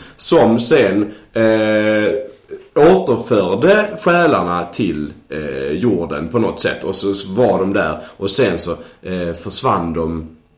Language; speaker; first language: Swedish; native; Swedish